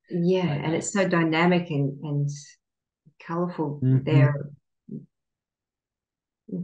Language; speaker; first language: English; native; English